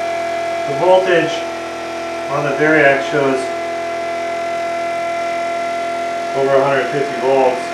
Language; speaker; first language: English; native; English